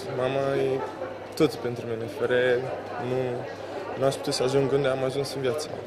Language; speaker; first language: Romanian; non-native, fluent; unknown